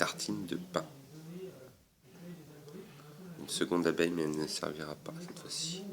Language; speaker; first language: French; native; French